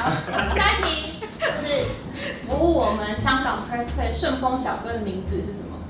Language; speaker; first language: Chinese; native; Chinese